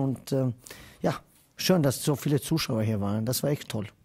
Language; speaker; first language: German; non-native, fluent; Swedish